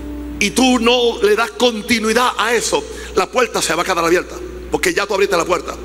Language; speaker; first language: Spanish; native; Spanish